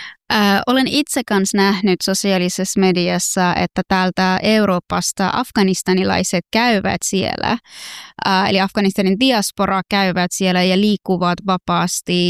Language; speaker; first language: Finnish; early bilingual, other home language; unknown